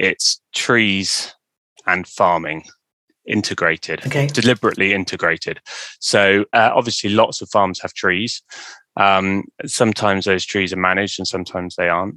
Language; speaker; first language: English; native; English